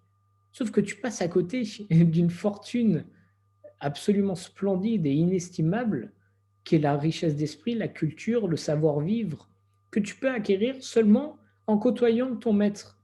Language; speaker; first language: French; native; French